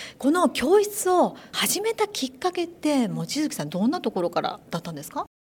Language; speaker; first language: Japanese; native; Japanese